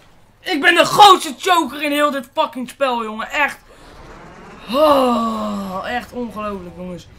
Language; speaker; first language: Dutch; native; Dutch